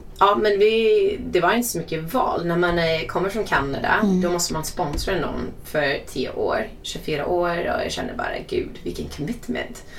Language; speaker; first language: Swedish; non-native, fluent; English